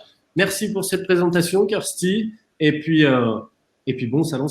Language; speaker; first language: French; native; French